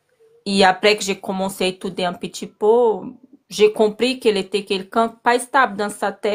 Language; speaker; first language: French; non-native, learner; Portuguese